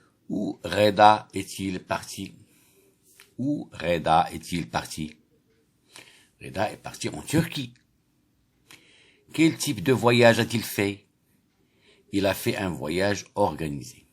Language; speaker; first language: French; non-native, local second language; Arabic